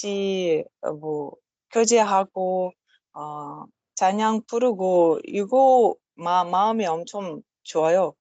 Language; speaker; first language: Korean; non-native, learner; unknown